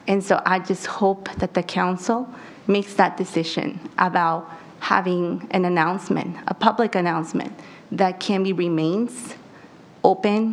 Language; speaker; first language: English; early bilingual, other home language; Spanish